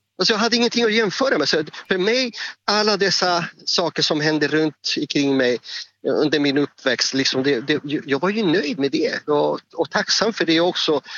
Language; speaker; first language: Swedish; non-native, fluent; Spanish